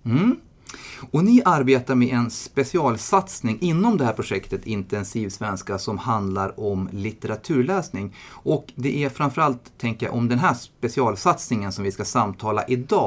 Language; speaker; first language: Swedish; native; Swedish